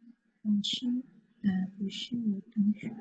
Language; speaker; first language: Chinese; non-native, learner; Indonesian